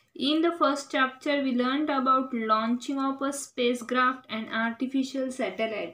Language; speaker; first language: English; non-native, local second language; Marathi